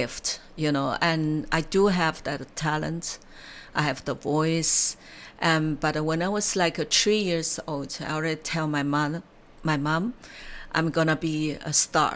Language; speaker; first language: English; non-native, learner; Chinese